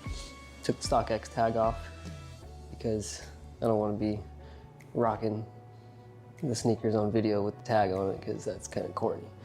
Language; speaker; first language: English; native; English